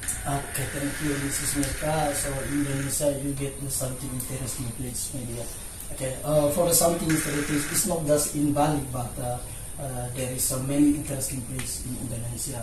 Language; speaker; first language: English; non-native, learner; Indonesian